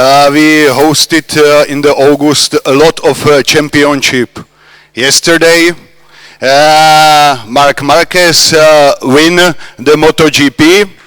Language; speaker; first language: English; non-native, learner; Czech